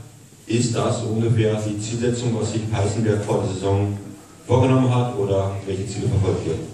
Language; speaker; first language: German; native; German